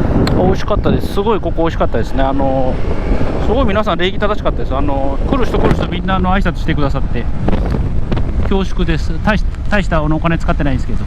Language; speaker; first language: Japanese; native; Japanese